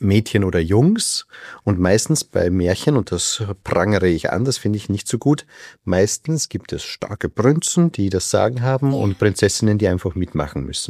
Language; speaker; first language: German; native; German